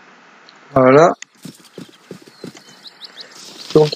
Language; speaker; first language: French; native; French